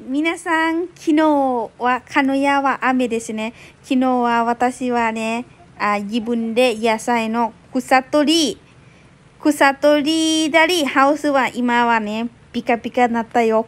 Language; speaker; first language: Japanese; non-native, learner; Thai